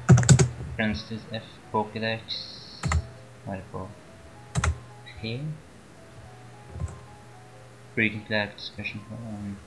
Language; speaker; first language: Norwegian; native; Norwegian